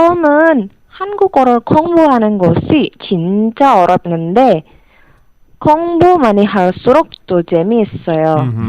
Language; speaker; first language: Korean; non-native, learner; Indonesian